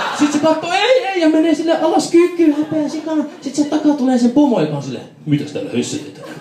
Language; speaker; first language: Finnish; early bilingual, other home language; Persian